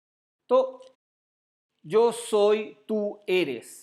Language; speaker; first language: Spanish; non-native, learner; Urdu